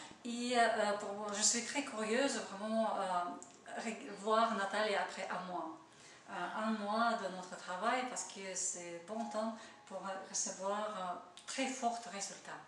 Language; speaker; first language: French; non-native, learner; Russian